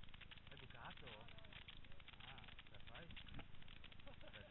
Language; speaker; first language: Italian; native; Italian